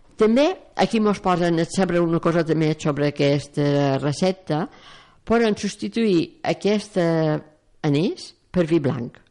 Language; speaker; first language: Catalan; native; Catalan